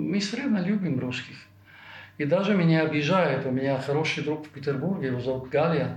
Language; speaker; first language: Russian; non-native, fluent; Italian